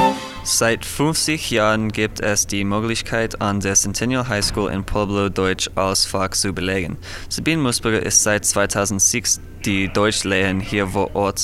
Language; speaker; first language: German; non-native, learner; English